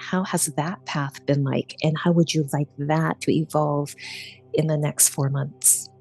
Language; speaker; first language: English; native; English